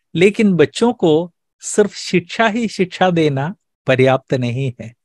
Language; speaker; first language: Hindi; non-native, local second language; Malayalam